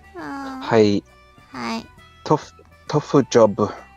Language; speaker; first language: Japanese; non-native, learner; English